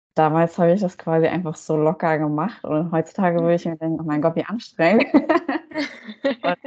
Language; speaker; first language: German; native; German